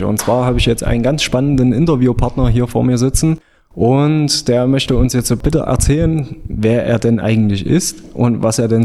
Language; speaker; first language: German; native; German